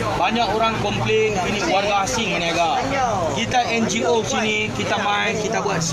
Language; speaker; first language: Malay; native; Malay